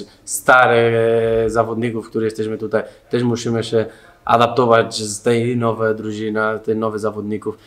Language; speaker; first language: Polish; non-native, learner; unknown